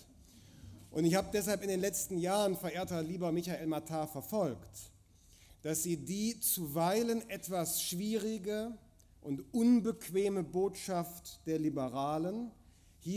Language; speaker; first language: German; native; German